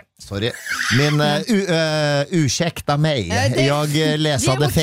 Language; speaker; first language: Swedish; non-native, learner; Norwegian